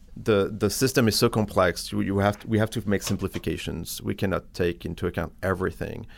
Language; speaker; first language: English; non-native, fluent; French